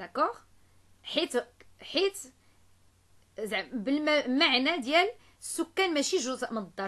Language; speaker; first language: Arabic; native; Arabic